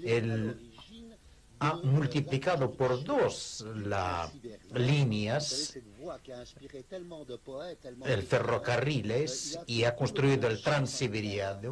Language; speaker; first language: Spanish; non-native, fluent; Russian